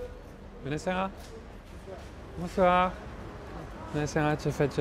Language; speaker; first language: Romanian; non-native, learner; French